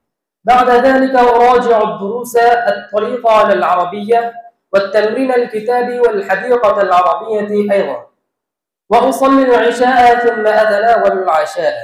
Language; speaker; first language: Arabic; non-native, learner; Bangla